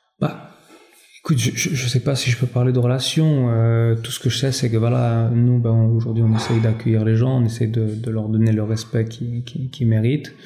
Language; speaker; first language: French; early bilingual, other home language; Albanian